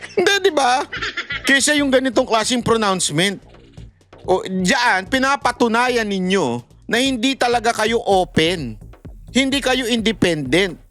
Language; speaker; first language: Filipino; native; Filipino